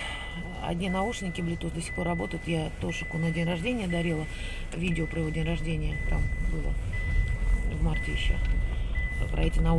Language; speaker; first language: Russian; native; Russian